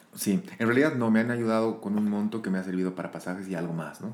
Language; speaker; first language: Spanish; native; Spanish